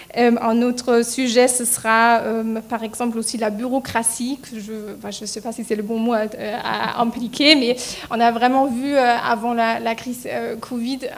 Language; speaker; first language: French; non-native, fluent; German